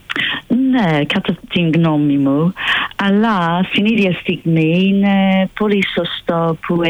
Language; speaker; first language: Greek; non-native, fluent; English